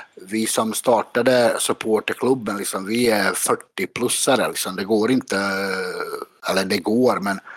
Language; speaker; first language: Swedish; non-native, fluent; Bosnian